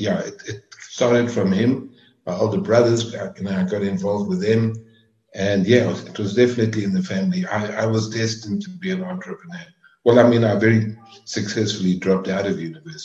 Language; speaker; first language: English; native; English